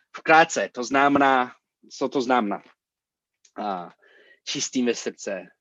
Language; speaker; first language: Czech; non-native, fluent; English